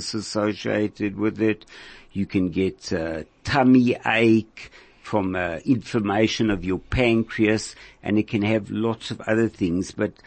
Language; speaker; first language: English; native; English